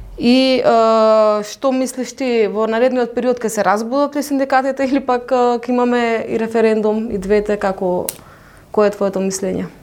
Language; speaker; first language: Macedonian; non-native, local second language; Albanian